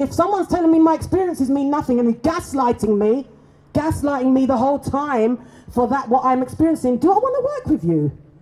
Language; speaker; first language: English; native; English